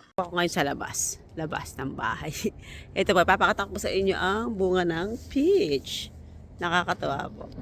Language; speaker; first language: Filipino; native; Filipino